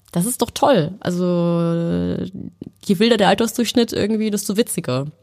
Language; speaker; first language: German; native; German